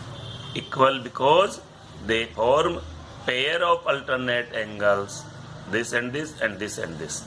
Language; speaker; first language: English; non-native, local second language; Hindi